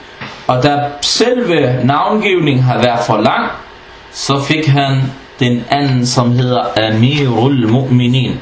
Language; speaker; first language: Danish; non-native, fluent; Arabic